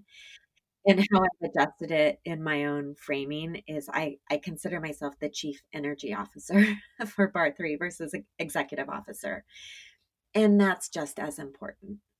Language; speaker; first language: English; native; English